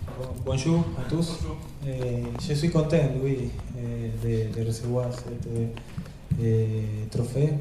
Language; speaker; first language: French; non-native, learner; Spanish